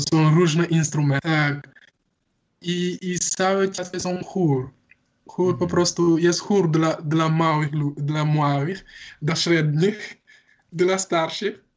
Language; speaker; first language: Polish; non-native, learner; Wolof